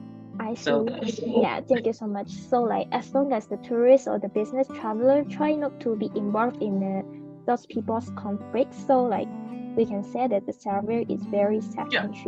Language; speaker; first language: English; non-native, fluent; Japanese